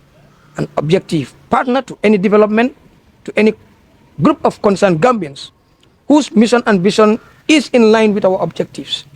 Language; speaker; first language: English; non-native, local second language; Fula